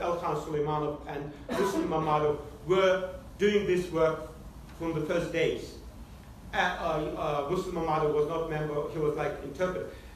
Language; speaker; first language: English; non-native, fluent; Azerbaijani